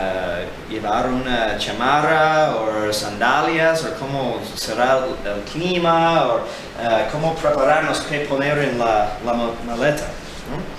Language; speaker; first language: Spanish; non-native, fluent; English